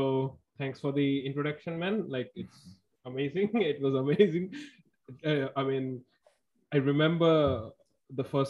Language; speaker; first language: English; non-native, local second language; Assamese